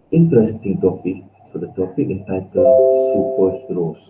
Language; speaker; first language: English; non-native, local second language; Malay